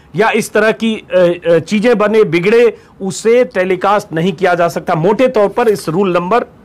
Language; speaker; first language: Hindi; native; Hindi